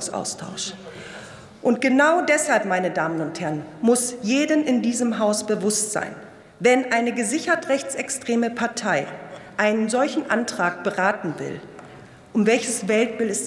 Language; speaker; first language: German; early bilingual, other home language; Turkish